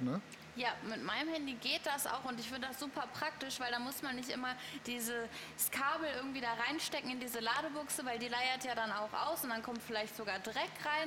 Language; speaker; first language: German; native; German